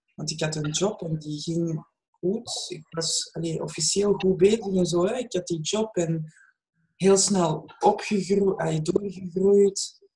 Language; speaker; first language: Dutch; native; Dutch